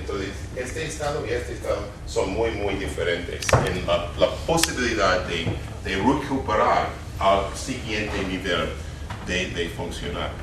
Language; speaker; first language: Spanish; non-native, fluent; English